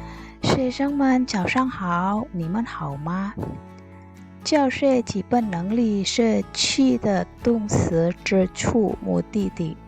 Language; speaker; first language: Chinese; non-native, fluent; Indonesian